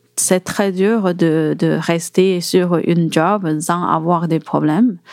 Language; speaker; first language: French; non-native, fluent; Chinese